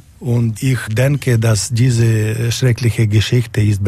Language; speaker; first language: German; non-native, learner; Ukrainian